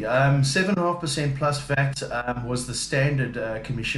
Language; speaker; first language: English; native; English